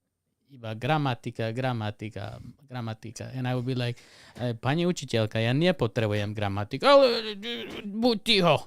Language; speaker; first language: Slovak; non-native, learner; English